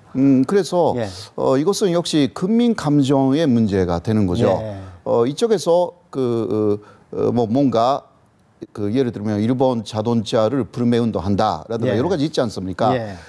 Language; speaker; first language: Korean; non-native, fluent; Japanese